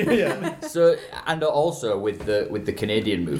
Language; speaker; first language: English; native; English